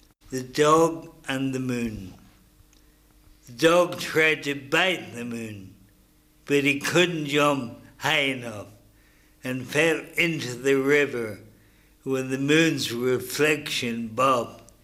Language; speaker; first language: English; native; English